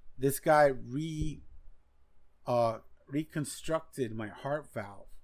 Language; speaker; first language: English; non-native, fluent; Spanish